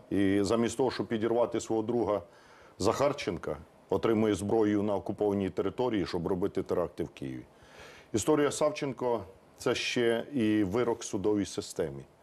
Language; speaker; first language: Ukrainian; native; Ukrainian